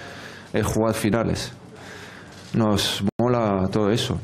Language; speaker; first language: Spanish; non-native, fluent; French